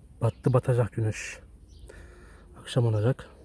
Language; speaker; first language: Turkish; early bilingual, heritage; Turkish